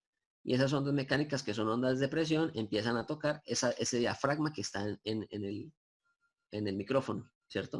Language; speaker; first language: Spanish; native; Spanish